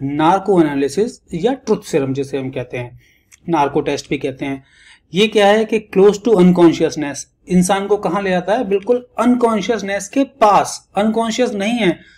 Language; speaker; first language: Hindi; native; Hindi